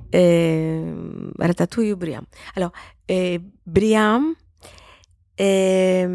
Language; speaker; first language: French; non-native, fluent; Greek